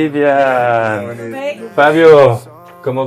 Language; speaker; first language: Portuguese; non-native, learner; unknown